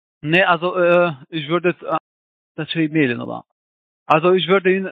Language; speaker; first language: German; non-native, fluent; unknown